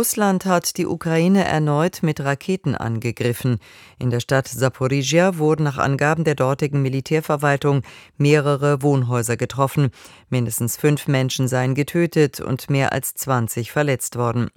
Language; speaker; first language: German; native; German